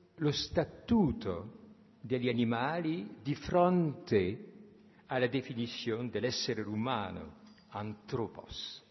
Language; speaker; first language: Italian; non-native, fluent; French